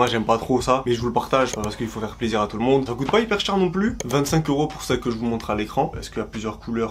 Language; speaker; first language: French; native; French